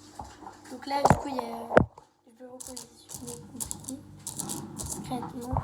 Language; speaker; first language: French; native; French